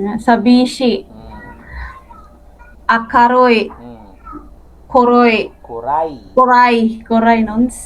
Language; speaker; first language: Japanese; non-native, learner; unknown